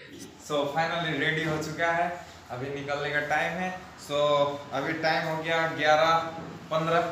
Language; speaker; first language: Hindi; non-native, local second language; Bangla